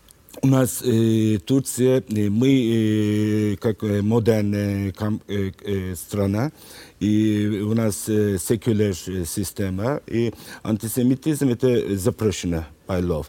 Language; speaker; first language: Russian; non-native, learner; Turkish